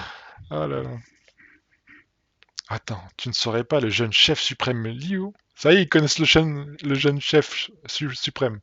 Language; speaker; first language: French; native; French